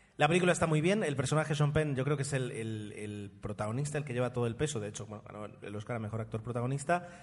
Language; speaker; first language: Spanish; non-native, fluent; Italian